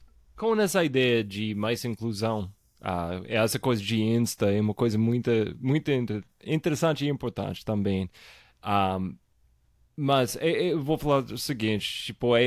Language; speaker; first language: Portuguese; non-native, fluent; English